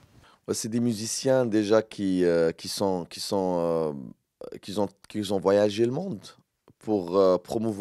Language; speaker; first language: French; non-native, local second language; Arabic